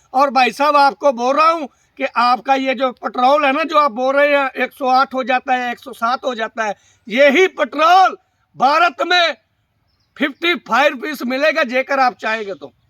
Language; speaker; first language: Hindi; non-native, local second language; Punjabi